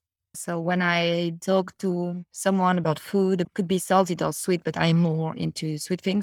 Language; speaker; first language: English; non-native, fluent; French